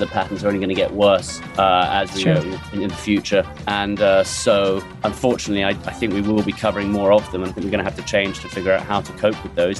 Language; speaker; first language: English; native; English